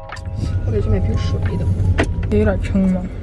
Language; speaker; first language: Chinese; early bilingual, heritage; Chinese